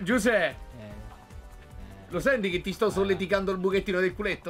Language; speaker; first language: Italian; native; Italian